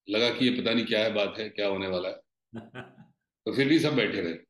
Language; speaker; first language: Hindi; native; Hindi